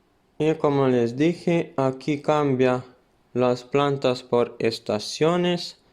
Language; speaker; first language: Spanish; non-native, fluent; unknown